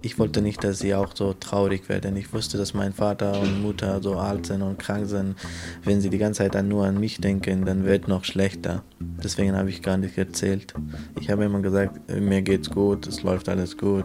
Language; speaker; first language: German; non-native, fluent; Persian